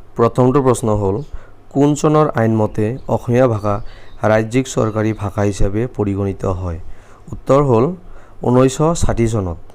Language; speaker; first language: Assamese; native; Assamese